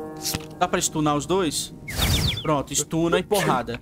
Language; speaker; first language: Portuguese; native; Portuguese